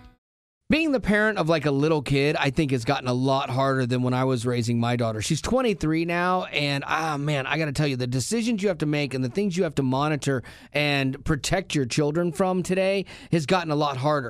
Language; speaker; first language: English; native; English